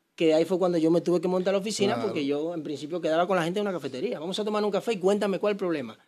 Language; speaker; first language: Spanish; native; Spanish